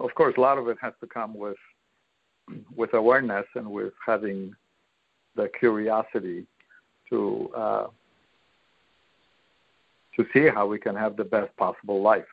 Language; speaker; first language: English; non-native, fluent; Polish